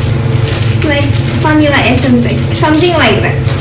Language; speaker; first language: English; non-native, learner; Indonesian